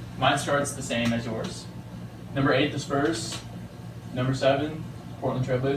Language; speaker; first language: English; native; English